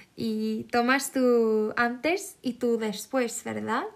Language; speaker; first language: Spanish; non-native, fluent; Swedish